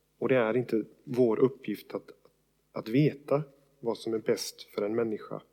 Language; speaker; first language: Swedish; native; Swedish